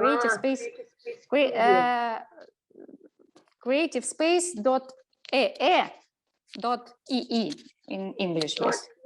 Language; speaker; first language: English; non-native, learner; Russian